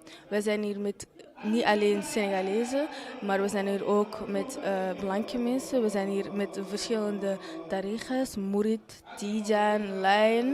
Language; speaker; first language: Dutch; early bilingual, other home language; Wolof